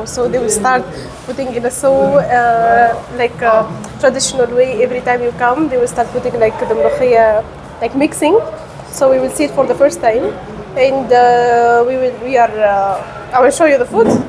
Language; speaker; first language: English; non-native, local second language; Arabic